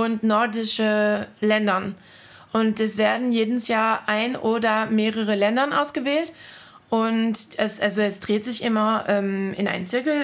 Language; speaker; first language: German; non-native, fluent; French